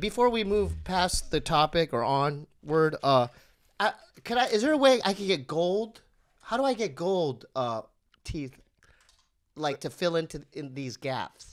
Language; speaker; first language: English; early bilingual, other home language; Korean